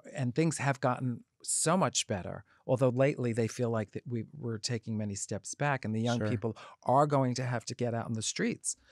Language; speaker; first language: English; native; English